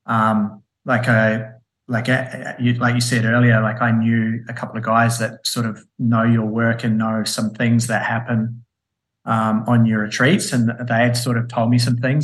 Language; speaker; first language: English; native; English